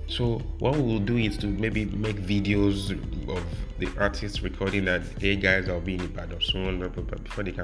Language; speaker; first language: English; non-native, local second language; Yoruba